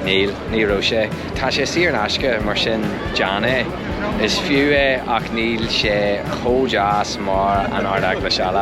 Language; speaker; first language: Irish; non-native, local second language; English